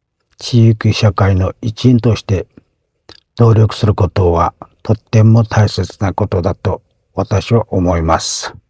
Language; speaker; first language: Japanese; non-native, fluent; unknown